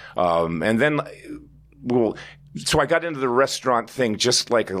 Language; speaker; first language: English; native; English